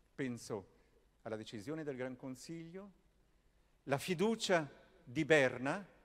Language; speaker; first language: Italian; native; Italian